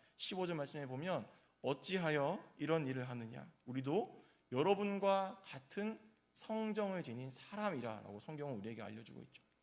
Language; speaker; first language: Korean; native; Korean